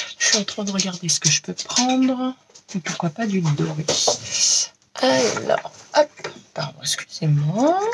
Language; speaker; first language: French; native; French